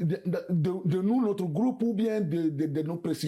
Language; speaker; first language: French; non-native, local second language; Bambara